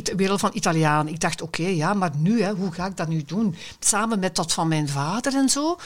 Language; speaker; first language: Dutch; native; Dutch